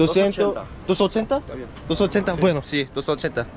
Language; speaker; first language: Spanish; non-native, learner; Korean